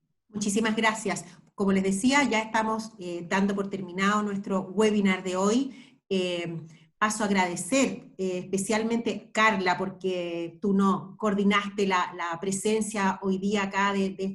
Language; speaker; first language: Spanish; native; Spanish